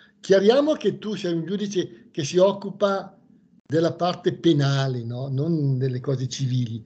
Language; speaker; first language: Italian; native; Italian